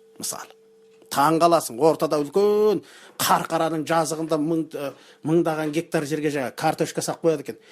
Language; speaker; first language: Kazakh; early bilingual, heritage; Kazakh